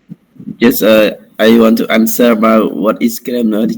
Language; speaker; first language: English; non-native, learner; Khmer